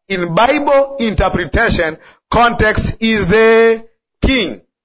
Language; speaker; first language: English; non-native, local second language; Swahili